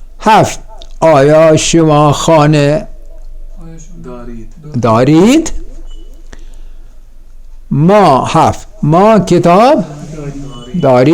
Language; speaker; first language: Persian; non-native, fluent; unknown